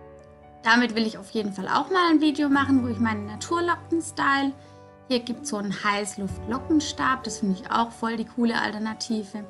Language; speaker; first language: German; native; German